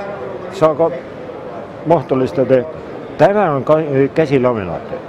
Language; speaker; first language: Finnish; non-native, learner; Estonian